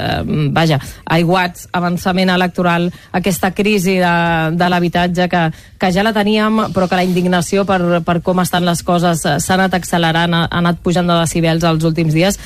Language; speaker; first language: Catalan; native; Catalan